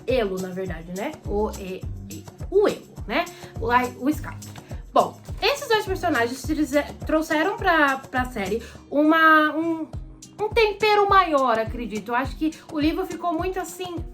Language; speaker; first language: Portuguese; native; Portuguese